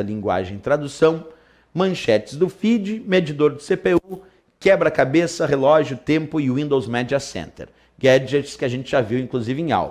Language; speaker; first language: Portuguese; native; Portuguese